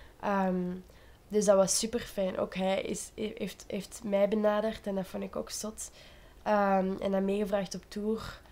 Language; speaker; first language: Dutch; native; Dutch